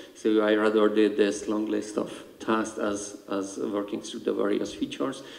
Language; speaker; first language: English; non-native, fluent; Hungarian